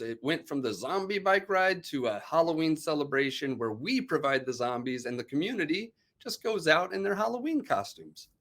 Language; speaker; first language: English; native; English